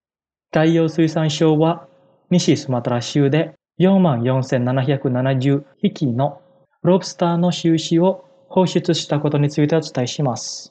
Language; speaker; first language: Japanese; non-native, fluent; Indonesian